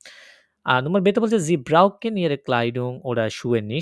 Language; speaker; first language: German; non-native, fluent; Bangla